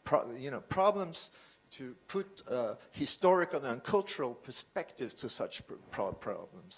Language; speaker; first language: English; non-native, fluent; French